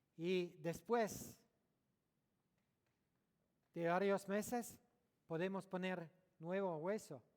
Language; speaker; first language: Spanish; non-native, learner; French